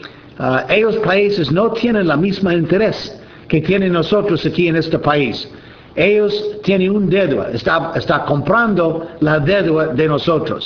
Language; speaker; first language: Spanish; non-native, fluent; English